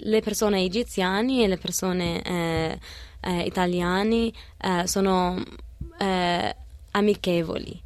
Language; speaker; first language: Italian; non-native, learner; Arabic